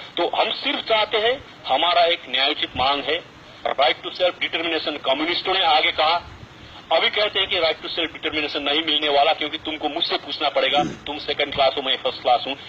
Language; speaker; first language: Hindi; non-native, local second language; Nepali